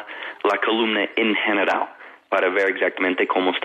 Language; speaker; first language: Spanish; non-native, fluent; English